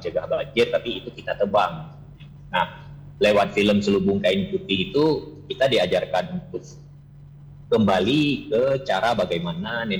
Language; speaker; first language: Indonesian; non-native, local second language; Achinese